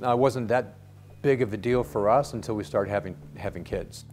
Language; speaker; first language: English; native; English